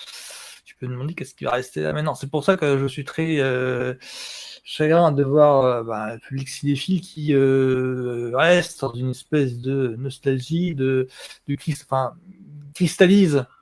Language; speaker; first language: French; native; French